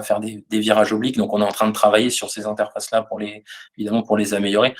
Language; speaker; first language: French; native; French